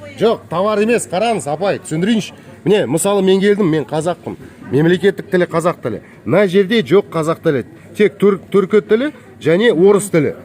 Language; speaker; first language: Kazakh; native; Kazakh